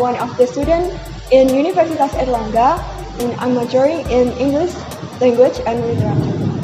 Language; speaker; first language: English; non-native, learner; Indonesian